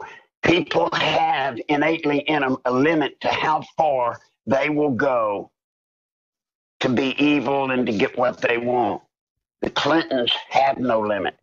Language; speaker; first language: English; native; English